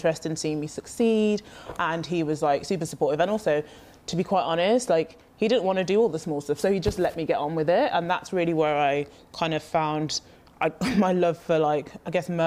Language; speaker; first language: English; native; English